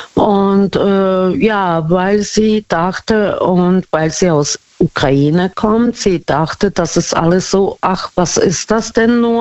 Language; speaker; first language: German; non-native, fluent; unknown